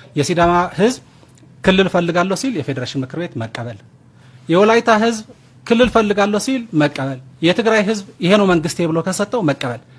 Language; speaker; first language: Amharic; non-native, local second language; Tigrinya